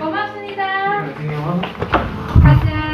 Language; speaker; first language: Korean; non-native, fluent; Vietnamese